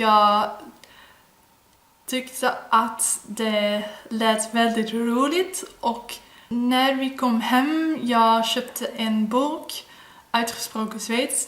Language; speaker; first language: Swedish; non-native, learner; Dutch